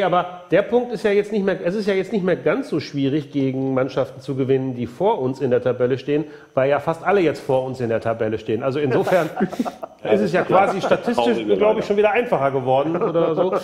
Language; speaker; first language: German; native; German